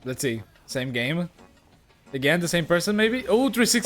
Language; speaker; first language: English; non-native, fluent; Portuguese